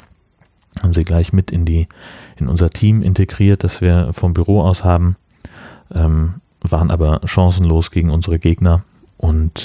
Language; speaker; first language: German; native; German